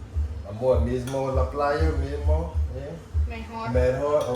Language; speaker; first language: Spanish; non-native, learner; English